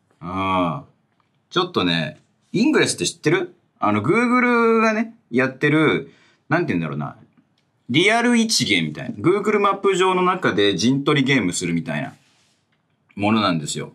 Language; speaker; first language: Japanese; native; Japanese